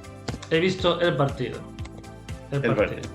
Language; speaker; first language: Spanish; non-native, fluent; English